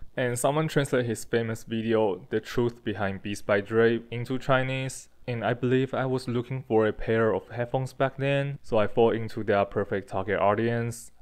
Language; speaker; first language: English; non-native, fluent; Chinese